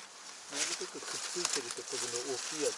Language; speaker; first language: Japanese; native; Japanese